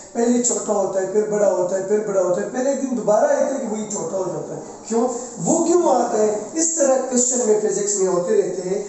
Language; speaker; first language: Urdu; non-native, local second language; Pashto